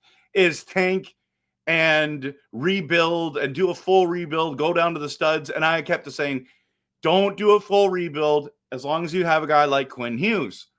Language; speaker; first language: English; native; English